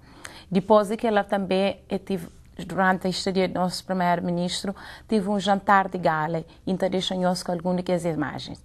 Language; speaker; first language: Portuguese; non-native, local second language; Kabuverdianu